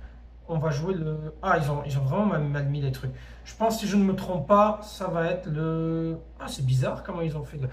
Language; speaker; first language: French; native; French